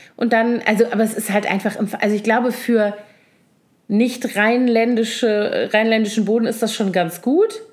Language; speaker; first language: German; native; German